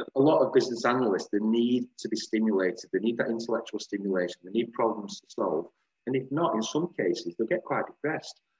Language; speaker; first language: English; native; English